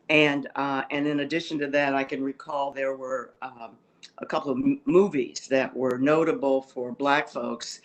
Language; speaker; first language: English; native; English